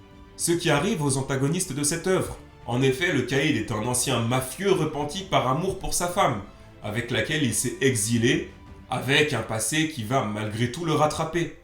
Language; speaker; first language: French; native; French